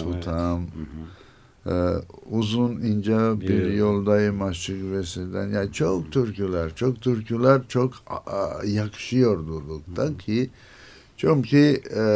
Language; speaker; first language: Turkish; non-native, learner; Armenian